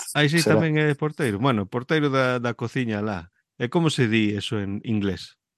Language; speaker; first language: Galician; early bilingual, heritage; Galician